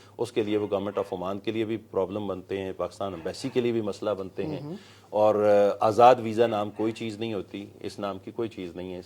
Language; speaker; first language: Urdu; non-native, local second language; Punjabi